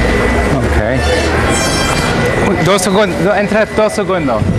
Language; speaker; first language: Spanish; non-native, learner; English